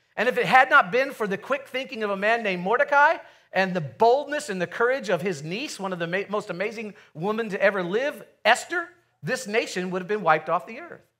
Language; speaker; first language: English; native; English